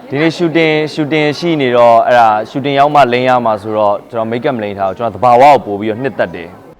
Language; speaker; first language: Burmese; native; Burmese